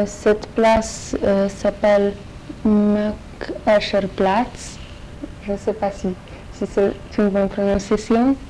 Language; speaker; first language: French; non-native, learner; Polish